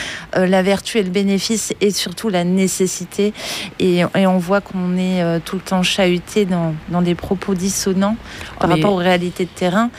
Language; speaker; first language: French; native; French